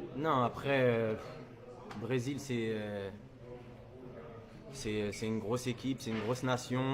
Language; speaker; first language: French; early bilingual, other home language; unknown